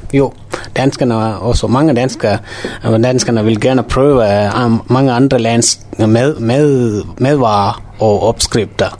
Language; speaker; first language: Danish; non-native, learner; Tamil